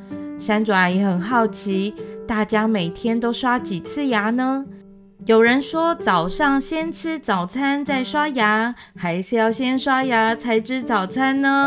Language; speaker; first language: Chinese; native; Chinese